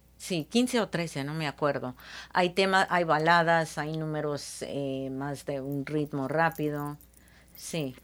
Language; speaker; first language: Spanish; early bilingual, heritage; Spanish